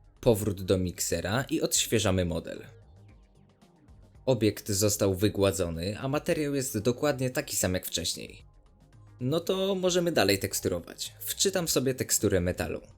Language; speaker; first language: Polish; native; Polish